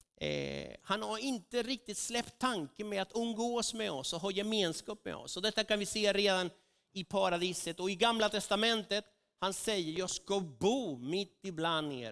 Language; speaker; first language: Swedish; non-native, fluent; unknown